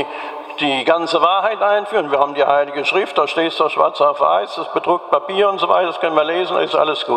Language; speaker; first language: German; native; German